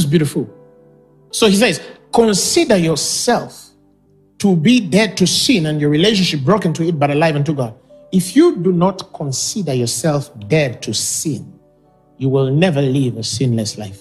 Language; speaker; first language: English; non-native, local second language; Ganda